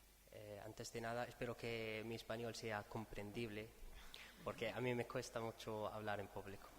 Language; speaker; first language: Spanish; non-native, fluent; Arabic